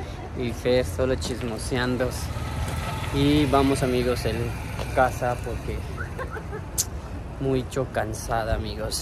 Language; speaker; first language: Spanish; non-native, learner; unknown